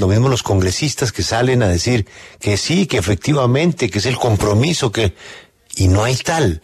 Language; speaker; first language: Spanish; native; Spanish